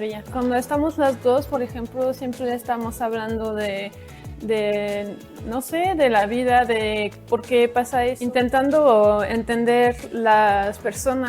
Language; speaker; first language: Spanish; non-native, fluent; French